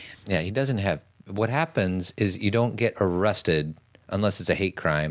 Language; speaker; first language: English; native; English